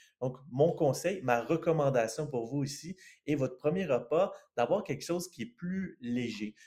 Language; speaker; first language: French; native; French